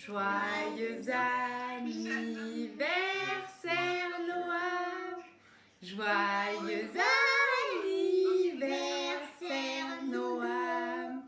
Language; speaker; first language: French; native; French